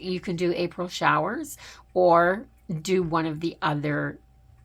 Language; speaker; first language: English; native; English